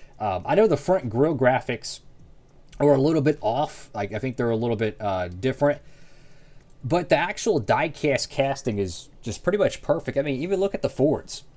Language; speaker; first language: English; native; English